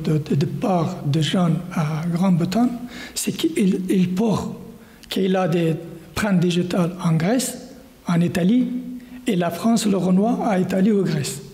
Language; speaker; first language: French; non-native, learner; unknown